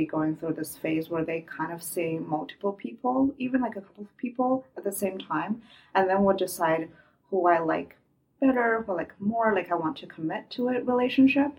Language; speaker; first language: English; non-native, fluent; Chinese